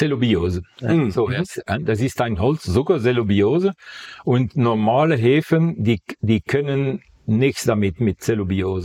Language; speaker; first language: German; non-native, fluent; Dutch